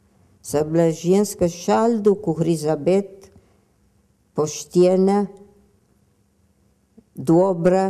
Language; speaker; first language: Slovenian; early bilingual, heritage; Slovenian